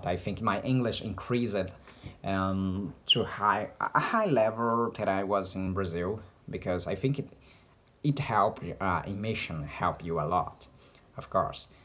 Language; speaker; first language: English; non-native, learner; Portuguese